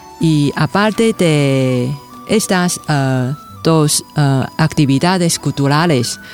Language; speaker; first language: Spanish; non-native, fluent; Chinese